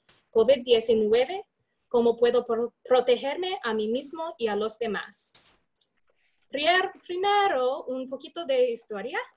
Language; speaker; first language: Spanish; non-native, fluent; English